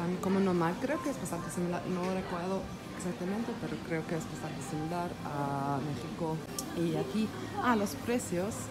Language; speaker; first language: Spanish; non-native, learner; German